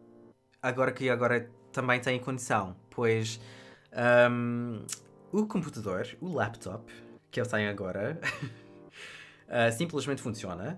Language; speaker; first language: Portuguese; non-native, fluent; English